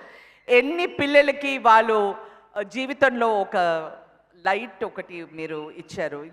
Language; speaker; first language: Telugu; non-native, fluent; Tamil